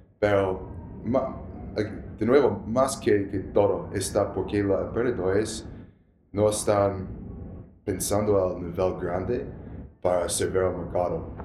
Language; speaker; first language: Spanish; non-native, learner; English